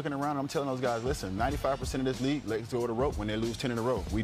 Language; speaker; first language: English; native; English